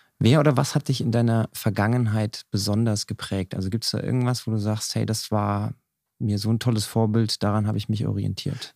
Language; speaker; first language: German; native; German